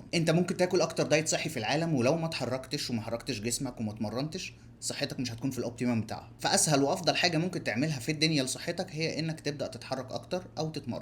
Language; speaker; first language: Arabic; native; Arabic